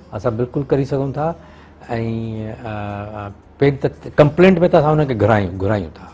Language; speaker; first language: Sindhi; non-native, local second language; Urdu